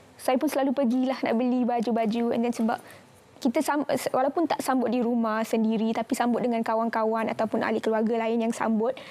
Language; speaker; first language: Malay; non-native, local second language; English